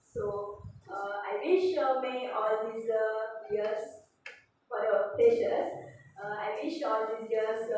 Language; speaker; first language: English; non-native, local second language; Marathi